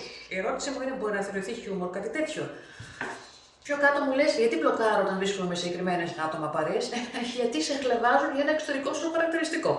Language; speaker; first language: Greek; native; Greek